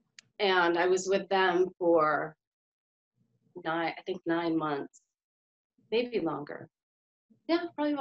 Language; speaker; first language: English; native; English